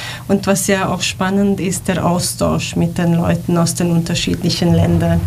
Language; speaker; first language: German; non-native, fluent; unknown